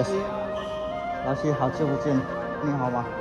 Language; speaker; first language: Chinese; non-native, learner; Bangla